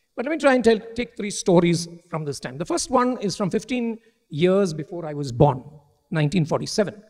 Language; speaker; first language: English; non-native, local second language; Malayalam